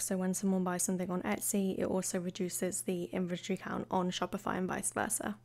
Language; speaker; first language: English; native; English